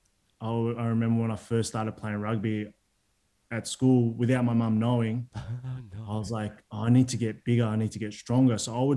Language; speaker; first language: English; native; English